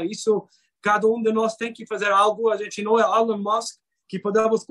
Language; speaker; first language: Portuguese; non-native, fluent; Hebrew